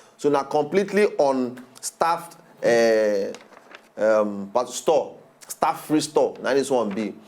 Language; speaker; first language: Nigerian Pidgin; native; Nigerian Pidgin